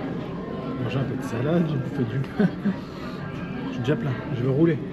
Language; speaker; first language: French; native; French